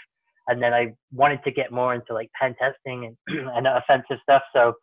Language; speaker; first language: English; native; English